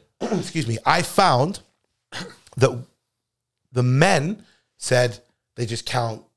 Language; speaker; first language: English; native; English